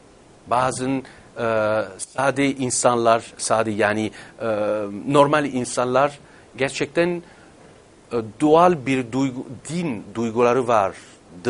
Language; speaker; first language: Turkish; non-native, fluent; Italian